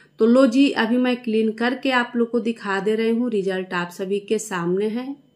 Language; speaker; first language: Hindi; native; Hindi